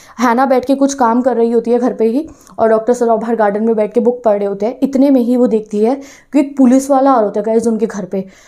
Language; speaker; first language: Hindi; non-native, local second language; Punjabi